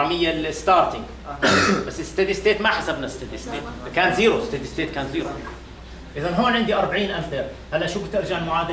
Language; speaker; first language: Arabic; native; Arabic